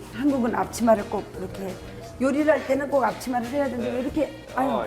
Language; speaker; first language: Korean; native; Korean